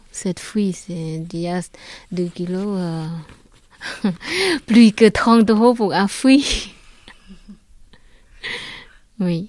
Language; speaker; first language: French; non-native, learner; Khmer